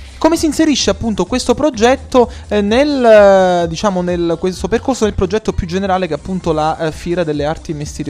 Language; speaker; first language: Italian; native; Italian